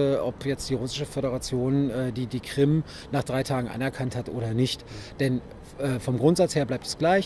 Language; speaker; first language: German; native; German